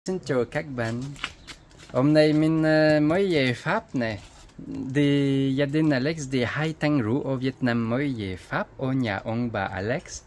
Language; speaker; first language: Vietnamese; non-native, learner; French